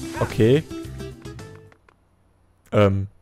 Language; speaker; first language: German; native; German